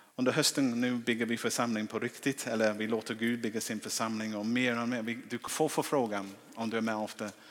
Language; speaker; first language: Swedish; non-native, fluent; English